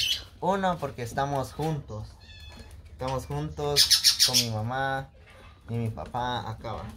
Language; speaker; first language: Spanish; native; Spanish